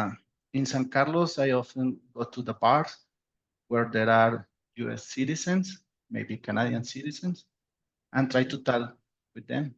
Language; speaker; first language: English; non-native, learner; Spanish